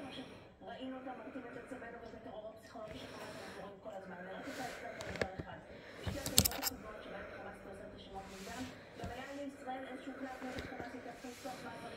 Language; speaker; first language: Hebrew; native; Hebrew